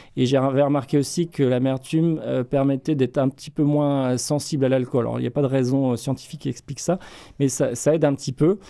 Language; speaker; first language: French; native; French